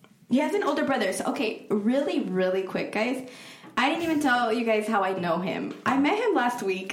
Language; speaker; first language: English; early bilingual, other home language; Spanish